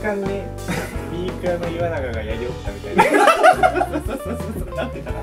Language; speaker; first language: Japanese; native; Japanese